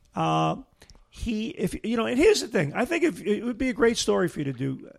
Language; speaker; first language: English; native; English